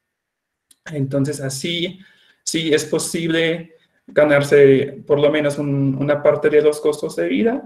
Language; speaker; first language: Spanish; non-native, fluent; Swiss German